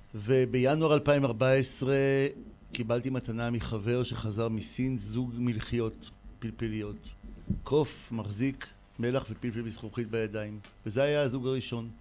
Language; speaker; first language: Hebrew; native; Hebrew